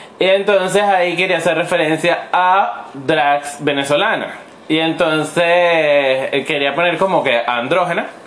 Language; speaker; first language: Spanish; native; Spanish